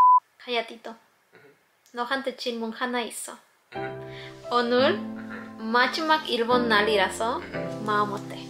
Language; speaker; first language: Korean; non-native, fluent; Spanish